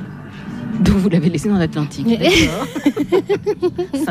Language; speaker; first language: French; native; French